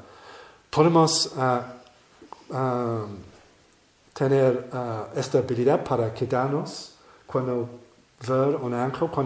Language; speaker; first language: Spanish; non-native, learner; English